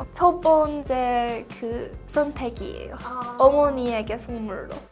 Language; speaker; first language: Korean; non-native, fluent; Chinese